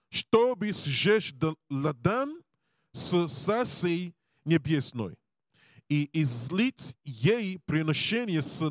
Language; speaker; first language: Russian; non-native, learner; English